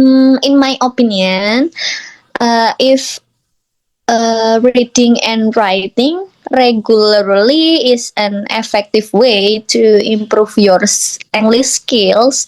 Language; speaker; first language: English; non-native, learner; Indonesian